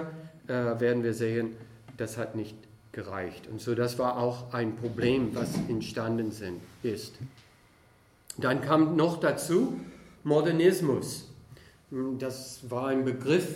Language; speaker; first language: German; non-native, fluent; English